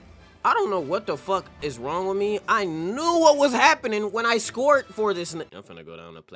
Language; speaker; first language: English; native; English